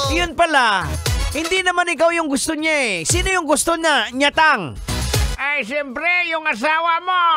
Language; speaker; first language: Filipino; native; Filipino